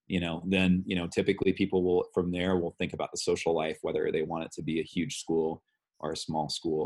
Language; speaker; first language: English; native; English